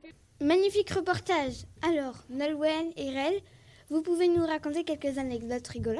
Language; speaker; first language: French; native; French